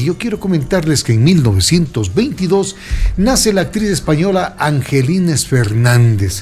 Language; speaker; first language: Spanish; native; Spanish